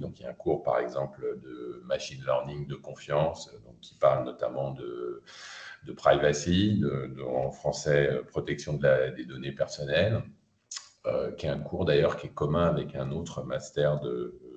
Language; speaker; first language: French; native; French